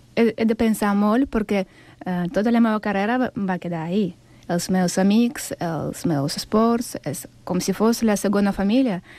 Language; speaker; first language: Catalan; non-native, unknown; Russian